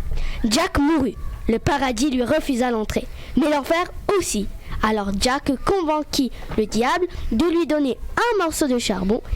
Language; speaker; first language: French; native; French